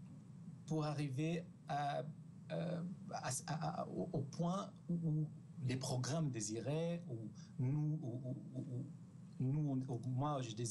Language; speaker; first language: French; non-native, fluent; Portuguese